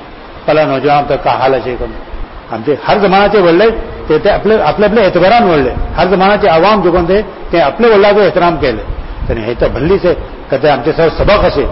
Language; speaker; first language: Marathi; non-native, local second language; Urdu